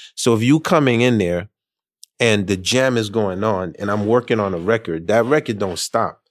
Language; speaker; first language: English; early bilingual, other home language; Haitian Creole